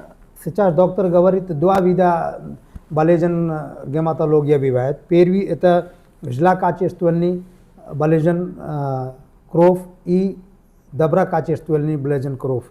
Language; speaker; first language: Russian; non-native, learner; Hindi